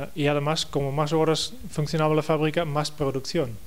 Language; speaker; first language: Spanish; non-native, fluent; Dutch